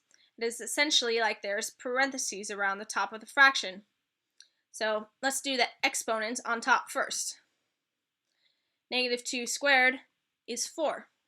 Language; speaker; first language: English; native; English